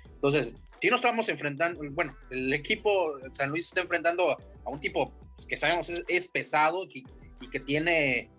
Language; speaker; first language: Spanish; native; Spanish